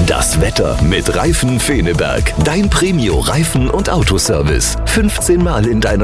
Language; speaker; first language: German; native; German